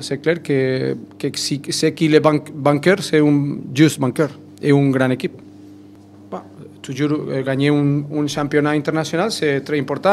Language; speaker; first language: French; non-native, fluent; Spanish